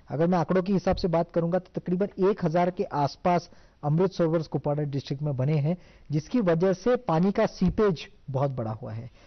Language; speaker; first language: Hindi; non-native, local second language; Marathi